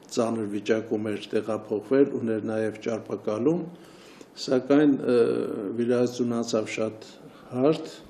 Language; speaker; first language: Armenian; native; Armenian